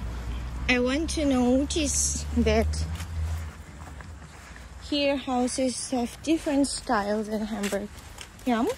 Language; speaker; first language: English; non-native, fluent; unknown